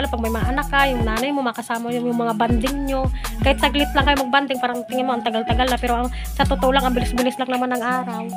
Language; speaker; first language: Filipino; non-native, local second language; Cebuano